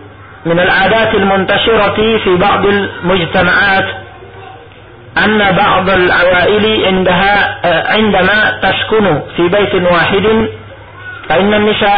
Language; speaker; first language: Arabic; non-native, fluent; Indonesian